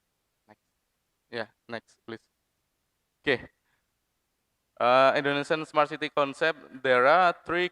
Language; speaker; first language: English; non-native, fluent; Indonesian